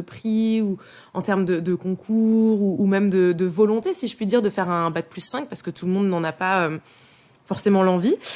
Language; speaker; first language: French; native; French